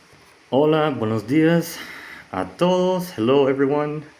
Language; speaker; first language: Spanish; non-native, learner; English